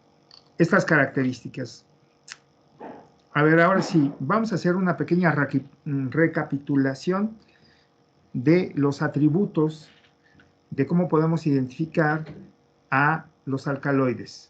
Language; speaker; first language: Spanish; native; Spanish